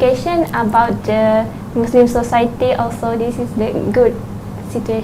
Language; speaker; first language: English; non-native, learner; Thai